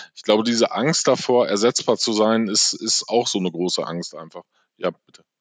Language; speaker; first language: German; native; German